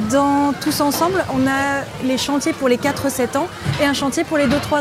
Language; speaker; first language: French; native; French